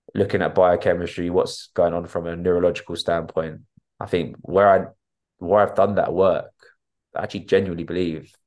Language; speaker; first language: English; native; English